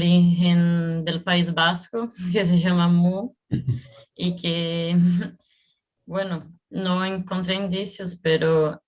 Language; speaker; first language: Spanish; non-native, learner; Portuguese